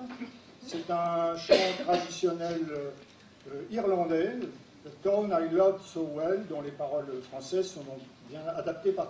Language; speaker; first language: French; native; French